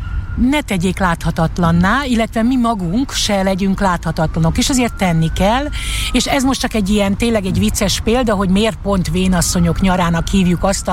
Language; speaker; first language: Hungarian; native; Hungarian